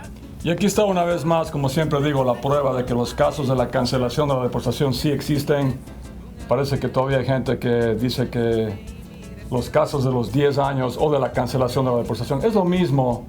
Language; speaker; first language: Spanish; native; Spanish